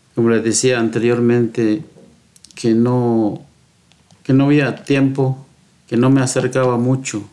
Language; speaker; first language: Spanish; native; Spanish